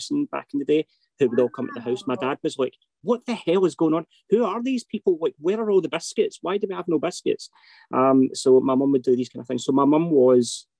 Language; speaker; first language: English; native; English